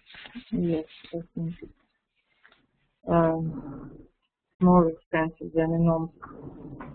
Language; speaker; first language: English; non-native, fluent; Russian